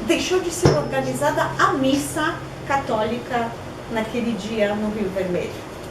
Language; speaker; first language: Portuguese; non-native, fluent; Polish